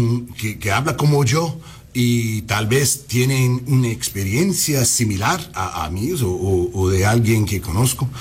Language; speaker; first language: Spanish; non-native, fluent; English